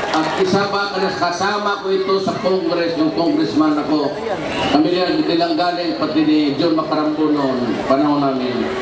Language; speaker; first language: Filipino; non-native, local second language; Cebuano